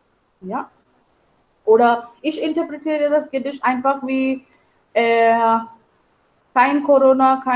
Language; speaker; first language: German; non-native, fluent; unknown